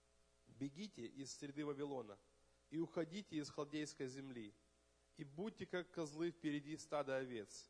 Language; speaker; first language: Russian; native; Russian